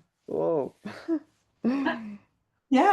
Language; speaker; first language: English; non-native, learner; Ukrainian